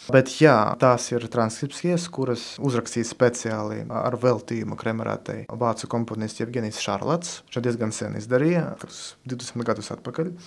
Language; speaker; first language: Latvian; non-native, local second language; Russian